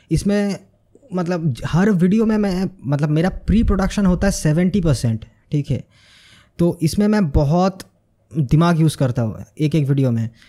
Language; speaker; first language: Hindi; non-native, local second language; Bangla